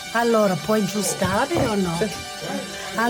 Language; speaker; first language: Italian; non-native, learner; English